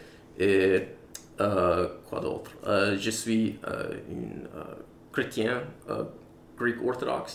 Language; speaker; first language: French; non-native, learner; English